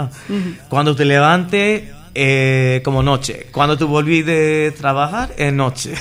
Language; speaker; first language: Spanish; non-native, learner; English